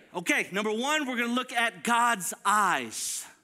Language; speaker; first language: English; early bilingual, other home language; Filipino